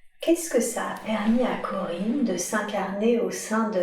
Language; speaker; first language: French; native; French